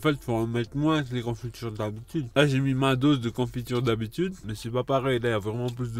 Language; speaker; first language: French; native; French